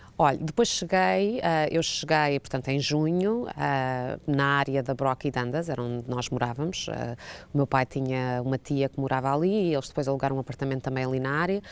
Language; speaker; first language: Portuguese; native; Portuguese